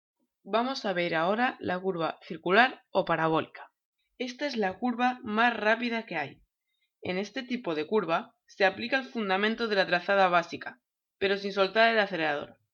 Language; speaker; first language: Spanish; native; Spanish